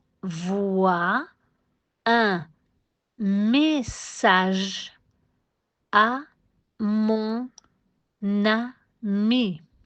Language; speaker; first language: French; non-native, fluent; Spanish